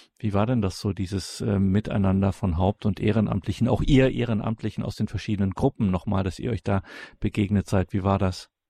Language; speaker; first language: German; native; German